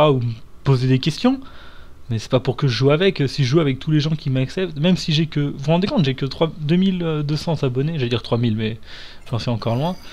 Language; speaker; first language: French; native; French